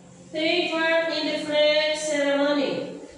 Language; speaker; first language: English; non-native, fluent; Indonesian